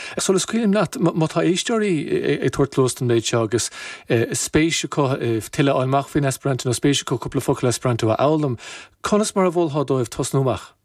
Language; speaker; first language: Irish; native; Irish